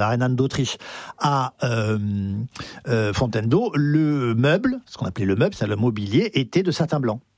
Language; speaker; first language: French; native; French